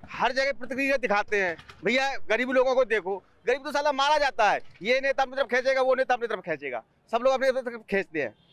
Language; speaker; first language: Hindi; native; Hindi